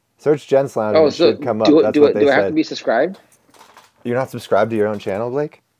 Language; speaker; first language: English; native; English